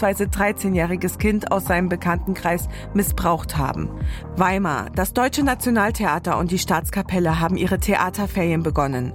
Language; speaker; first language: German; native; German